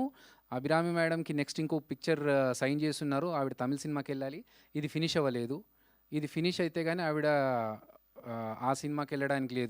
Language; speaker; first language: Telugu; native; Telugu